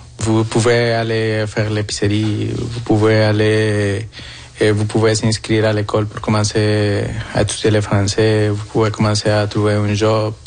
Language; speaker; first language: French; non-native, fluent; Spanish